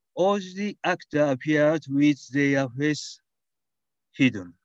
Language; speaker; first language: English; non-native, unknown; Japanese